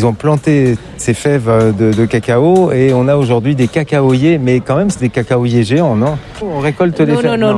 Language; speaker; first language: French; native; French